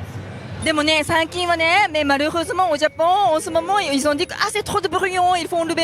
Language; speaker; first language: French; non-native, learner; Japanese